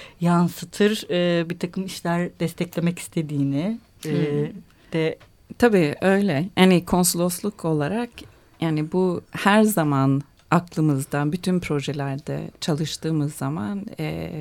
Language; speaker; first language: Turkish; non-native, fluent; Swedish